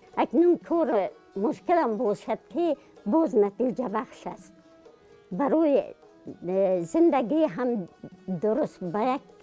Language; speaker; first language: Tajik; non-native, local second language; Shughni